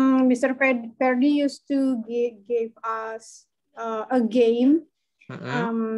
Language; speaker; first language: English; non-native, learner; Indonesian